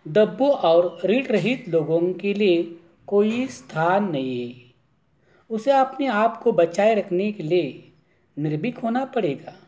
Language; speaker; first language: Hindi; non-native, local second language; Marathi